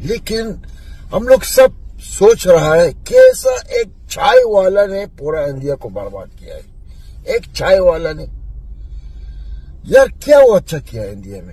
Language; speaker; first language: Hindi; non-native, learner; Arabic